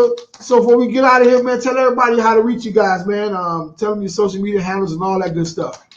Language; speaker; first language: English; native; English